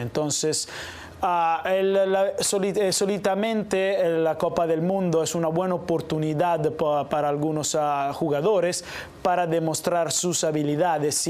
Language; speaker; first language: Spanish; non-native, fluent; Italian